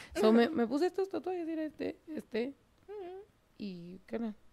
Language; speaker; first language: Spanish; early bilingual, heritage; Spanish